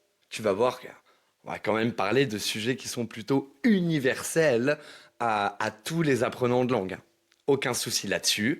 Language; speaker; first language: French; native; French